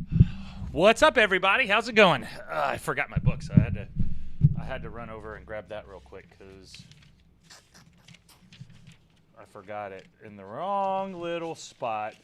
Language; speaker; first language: English; native; English